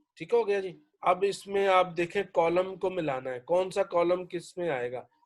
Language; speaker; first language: Urdu; native; Urdu